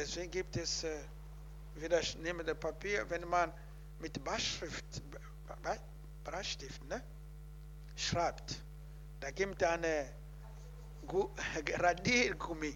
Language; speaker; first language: German; non-native, learner; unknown